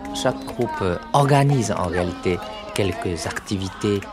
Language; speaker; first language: French; non-native, fluent; Chinese